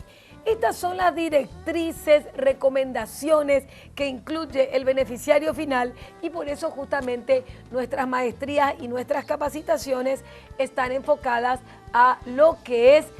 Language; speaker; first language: Spanish; native; Spanish